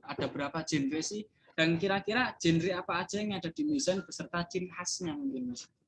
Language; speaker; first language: Indonesian; native; Indonesian